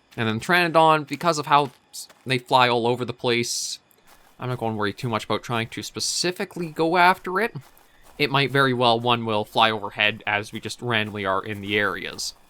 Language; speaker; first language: English; native; English